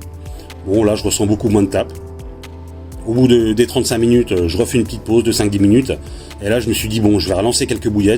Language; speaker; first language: French; native; French